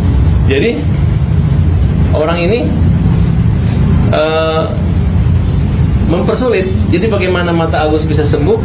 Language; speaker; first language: Indonesian; native; Indonesian